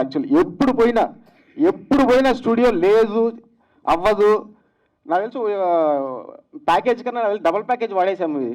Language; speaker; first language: Telugu; native; Telugu